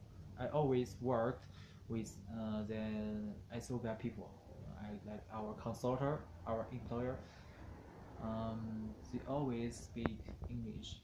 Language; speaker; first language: English; non-native, learner; Chinese